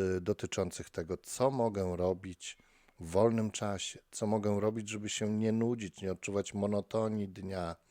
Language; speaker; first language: Polish; native; Polish